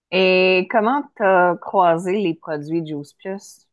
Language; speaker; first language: French; native; French